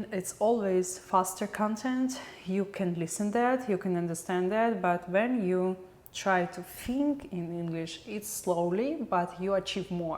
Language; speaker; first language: English; non-native, learner; Russian